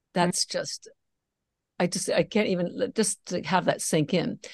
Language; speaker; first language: English; native; English